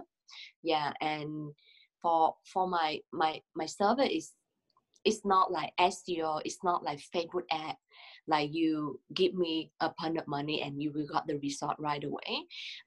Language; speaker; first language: English; non-native, learner; Vietnamese